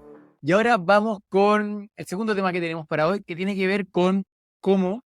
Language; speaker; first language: Spanish; native; Spanish